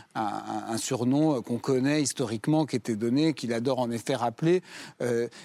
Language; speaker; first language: French; native; French